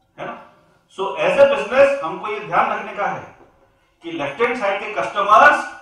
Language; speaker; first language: Hindi; non-native, local second language; Gujarati